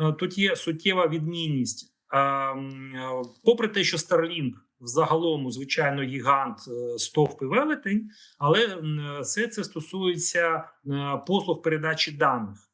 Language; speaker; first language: Ukrainian; native; Ukrainian